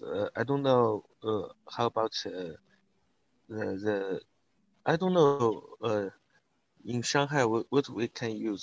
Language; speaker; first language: English; non-native, learner; Chinese